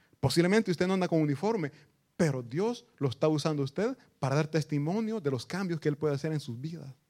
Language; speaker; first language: Spanish; native; Spanish